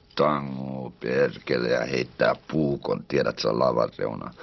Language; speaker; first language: Finnish; early bilingual, other home language; Swedish